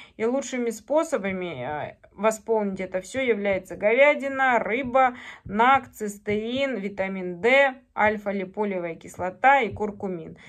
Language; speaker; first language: Russian; native; Russian